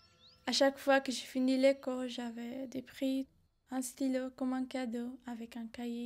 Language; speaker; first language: French; non-native, learner; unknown